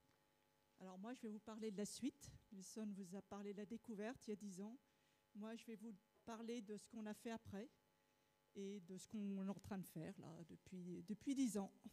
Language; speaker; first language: French; native; French